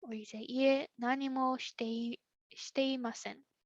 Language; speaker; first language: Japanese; non-native, fluent; English